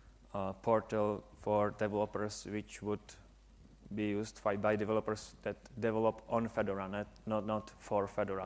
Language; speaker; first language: English; non-native, fluent; Czech